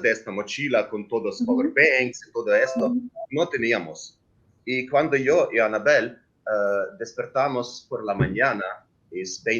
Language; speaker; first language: Spanish; non-native, learner; Ukrainian